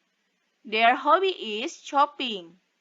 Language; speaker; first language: English; non-native, fluent; Indonesian